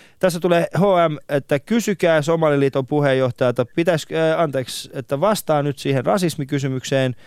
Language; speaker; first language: Finnish; non-native, fluent; Persian